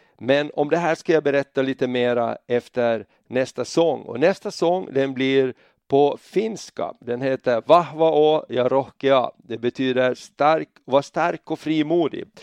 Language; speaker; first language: Swedish; native; Swedish